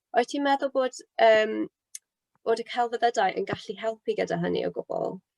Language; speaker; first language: Welsh; non-native, local second language; English